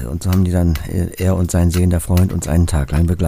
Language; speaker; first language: German; native; German